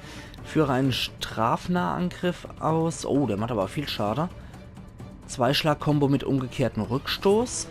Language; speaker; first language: German; native; German